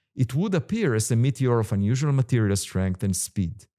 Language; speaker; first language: English; non-native, fluent; Hebrew